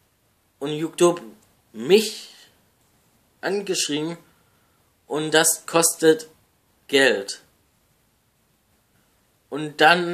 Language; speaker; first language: German; non-native, learner; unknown